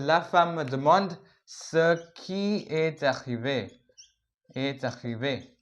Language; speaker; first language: French; non-native, fluent; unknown